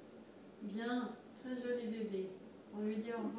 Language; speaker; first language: French; native; French